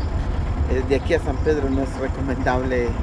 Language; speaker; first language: Spanish; native; Spanish